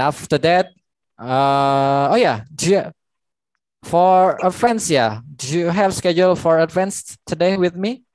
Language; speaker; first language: English; non-native, learner; Indonesian